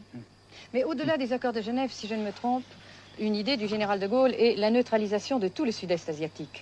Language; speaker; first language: French; native; French